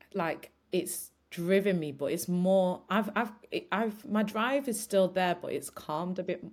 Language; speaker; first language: English; native; English